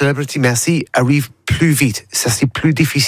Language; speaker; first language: French; non-native, learner; English